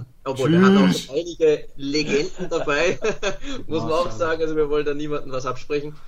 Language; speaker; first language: German; native; German